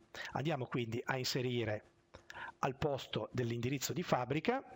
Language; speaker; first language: Italian; native; Italian